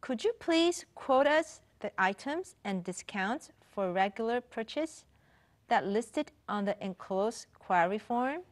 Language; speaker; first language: English; non-native, fluent; Chinese